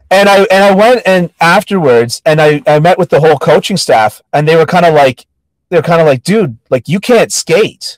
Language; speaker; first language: English; native; English